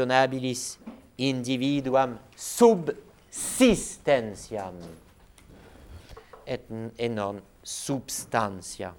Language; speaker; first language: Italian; non-native, fluent; French